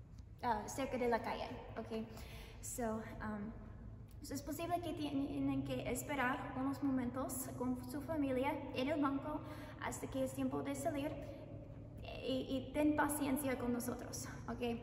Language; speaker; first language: Spanish; non-native, learner; English